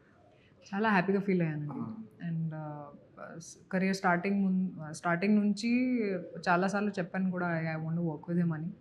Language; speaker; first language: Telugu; non-native, fluent; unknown